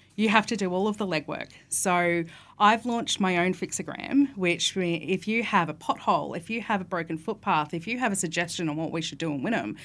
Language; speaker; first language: English; native; English